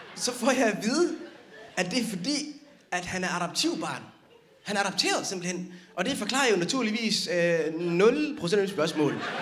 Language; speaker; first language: Danish; early bilingual, other home language; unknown